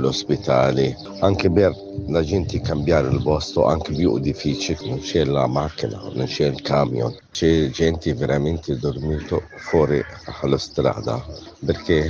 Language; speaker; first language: Italian; non-native, learner; Arabic